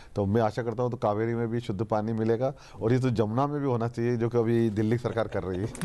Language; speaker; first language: Hindi; native; Hindi